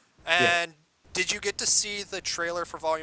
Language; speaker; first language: English; native; English